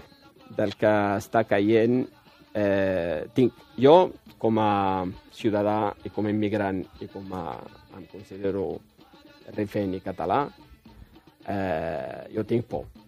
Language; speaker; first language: Catalan; non-native, fluent; Riffian